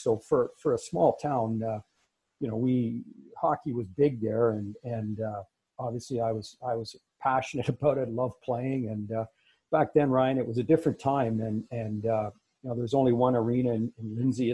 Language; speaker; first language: English; native; English